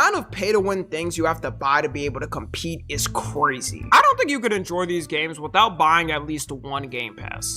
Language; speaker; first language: English; native; English